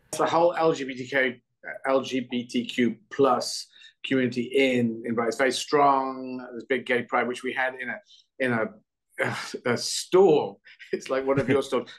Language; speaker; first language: English; native; English